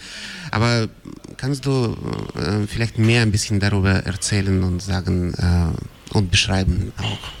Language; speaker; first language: German; non-native, fluent; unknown